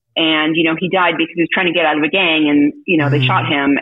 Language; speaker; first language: English; native; English